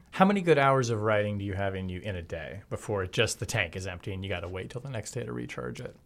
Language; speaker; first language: English; native; English